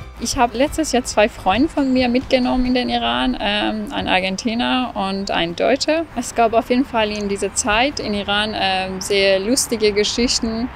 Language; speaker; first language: German; non-native, fluent; Persian